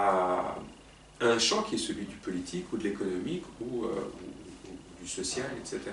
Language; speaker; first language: French; native; French